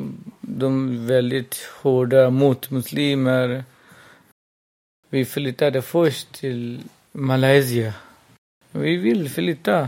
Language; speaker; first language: Swedish; non-native, local second language; Burmese